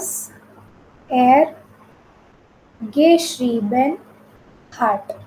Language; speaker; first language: German; non-native, fluent; Hindi